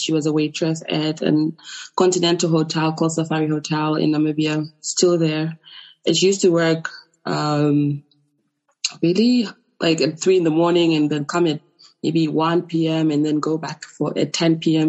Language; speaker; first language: English; non-native, local second language; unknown